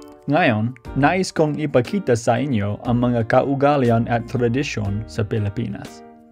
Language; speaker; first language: Filipino; non-native, fluent; English